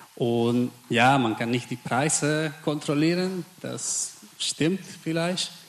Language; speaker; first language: German; non-native, fluent; Spanish